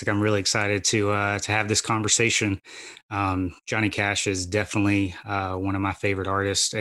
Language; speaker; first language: English; native; English